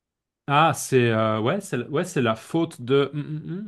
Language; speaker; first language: French; native; French